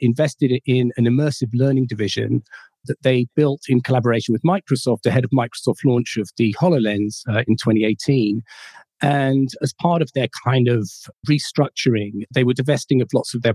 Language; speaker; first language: English; native; English